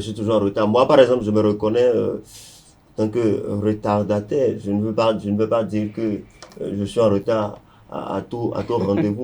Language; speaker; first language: French; non-native, local second language; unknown